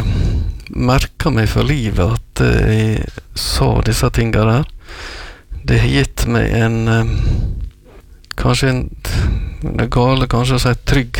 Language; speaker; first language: Norwegian; native; Norwegian